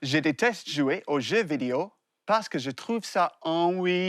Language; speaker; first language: French; non-native, fluent; English